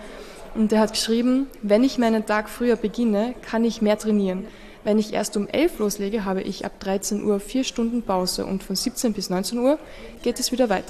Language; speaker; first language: German; native; German